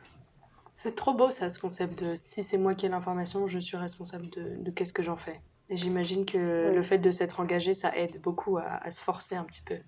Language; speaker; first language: French; native; French